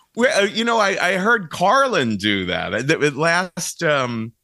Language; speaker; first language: English; native; English